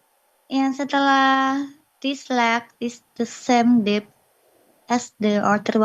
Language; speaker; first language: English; non-native, learner; Indonesian